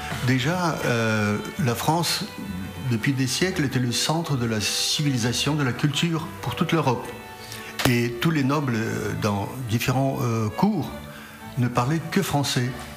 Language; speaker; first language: French; non-native, fluent; Russian